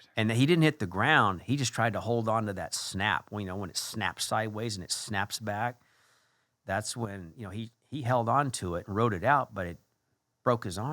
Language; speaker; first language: English; native; English